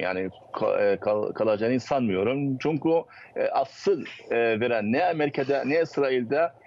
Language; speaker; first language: Turkish; non-native, fluent; Arabic